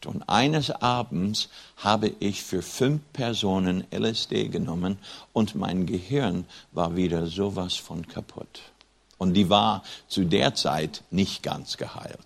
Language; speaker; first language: German; non-native, fluent; English